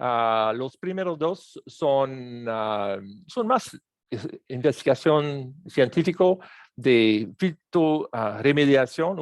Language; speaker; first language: Spanish; non-native, fluent; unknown